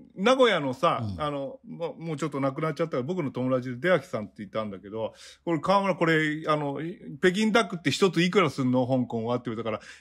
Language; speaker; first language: Japanese; native; Japanese